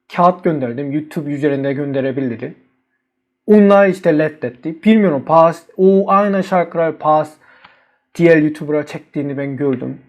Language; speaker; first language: Turkish; non-native, learner; Korean